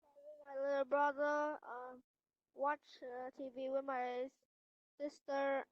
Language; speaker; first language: English; non-native, learner; Vietnamese